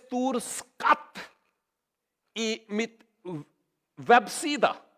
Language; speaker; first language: Swedish; non-native, learner; Urdu